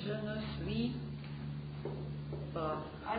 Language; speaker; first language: French; non-native, learner; Russian